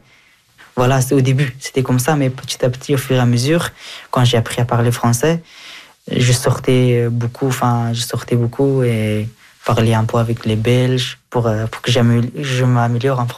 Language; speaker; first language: French; early bilingual, other home language; Persian